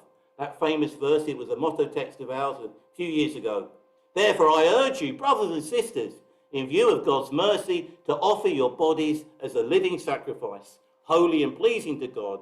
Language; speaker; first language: English; native; English